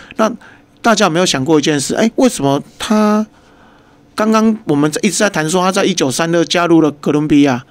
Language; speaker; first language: Chinese; native; Chinese